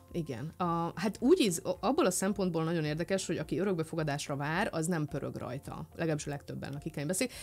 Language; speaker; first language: Hungarian; native; Hungarian